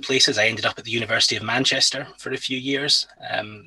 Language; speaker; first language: English; native; English